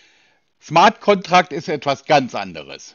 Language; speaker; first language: German; native; German